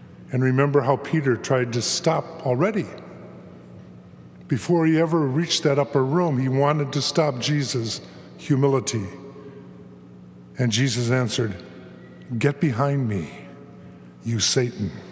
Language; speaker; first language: English; native; English